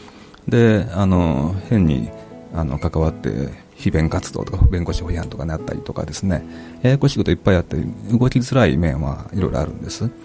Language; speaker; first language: Japanese; native; Japanese